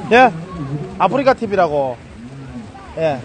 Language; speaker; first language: Korean; native; Korean